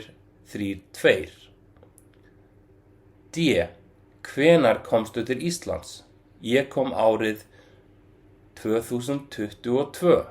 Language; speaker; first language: Icelandic; non-native, fluent; Arabic